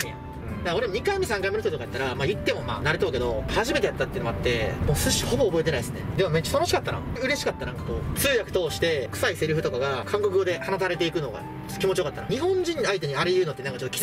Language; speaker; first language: Japanese; native; Japanese